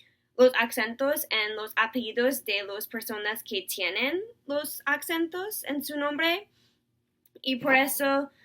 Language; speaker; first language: Spanish; non-native, learner; English